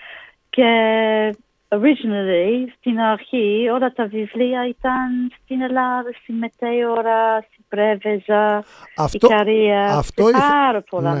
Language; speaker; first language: Greek; non-native, learner; English